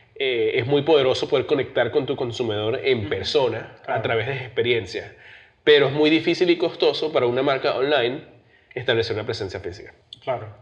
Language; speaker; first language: Spanish; early bilingual, heritage; Spanish